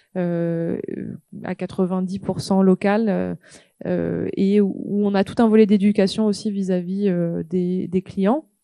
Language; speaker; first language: French; native; French